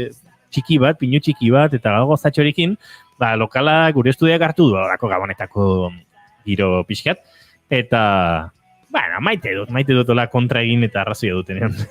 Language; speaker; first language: Basque; native; Basque